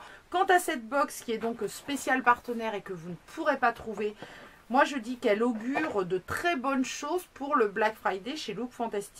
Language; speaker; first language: French; native; French